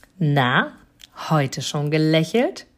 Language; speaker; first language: German; native; German